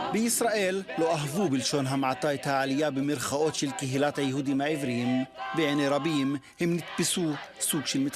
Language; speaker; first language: Hebrew; native; Hebrew